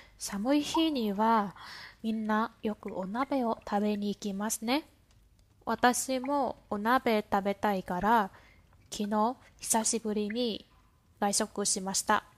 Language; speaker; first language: Japanese; non-native, fluent; Vietnamese